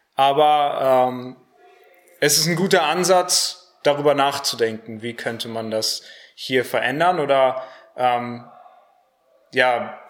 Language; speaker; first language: German; native; German